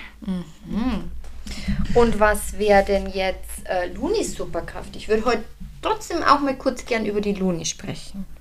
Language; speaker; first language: German; native; German